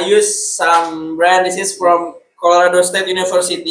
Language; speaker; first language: English; non-native, learner; Indonesian